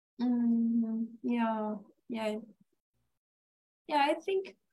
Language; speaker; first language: English; non-native, learner; Portuguese